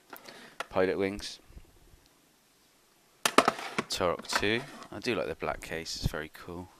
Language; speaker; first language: English; native; English